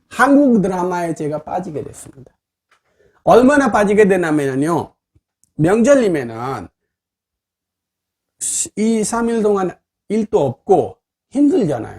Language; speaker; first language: Korean; non-native, fluent; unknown